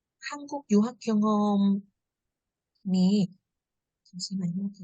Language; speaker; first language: Korean; non-native, fluent; Vietnamese